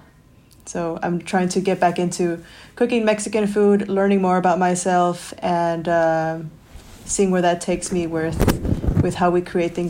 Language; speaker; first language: English; native; English